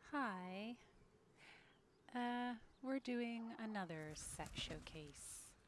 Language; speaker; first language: English; native; English